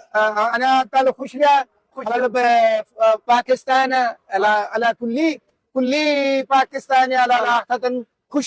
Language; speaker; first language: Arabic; non-native, learner; Punjabi